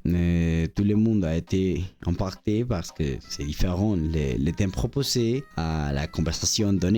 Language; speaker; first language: French; non-native, learner; Spanish